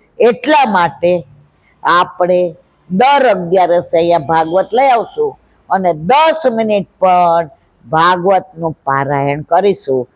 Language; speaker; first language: Gujarati; native; Gujarati